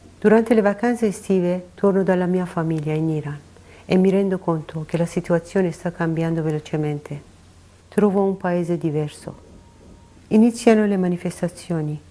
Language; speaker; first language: Italian; non-native, fluent; Persian